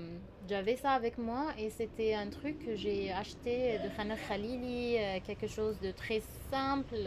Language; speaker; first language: French; non-native, fluent; Arabic